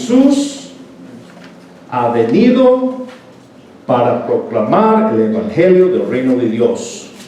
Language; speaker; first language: Spanish; non-native, fluent; English